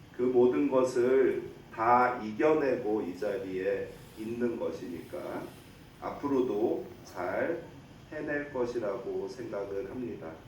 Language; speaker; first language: Korean; native; Korean